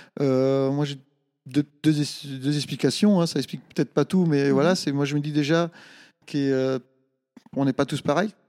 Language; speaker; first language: French; non-native, fluent; Italian